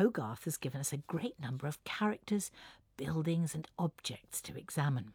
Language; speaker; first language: English; native; English